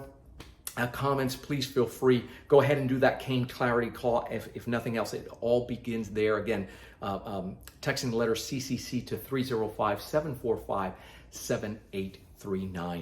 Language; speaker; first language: English; native; English